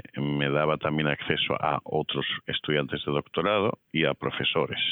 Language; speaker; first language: Spanish; native; Spanish